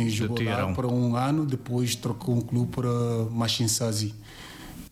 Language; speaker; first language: Portuguese; non-native, learner; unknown